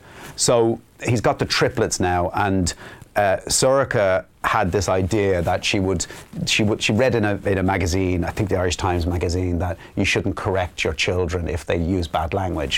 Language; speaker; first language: English; native; English